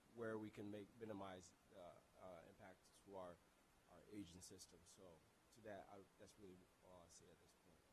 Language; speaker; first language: English; non-native, local second language; Akan